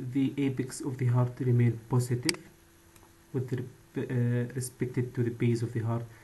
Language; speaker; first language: English; non-native, learner; Arabic